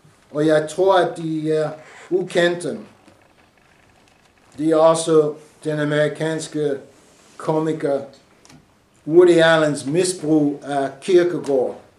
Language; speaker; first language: Danish; non-native, fluent; English